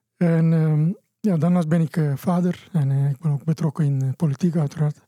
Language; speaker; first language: Dutch; non-native, fluent; Turkish